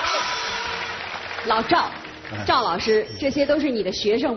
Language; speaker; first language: Chinese; native; Chinese